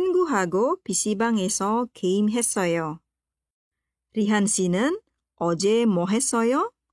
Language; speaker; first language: Korean; non-native, fluent; Indonesian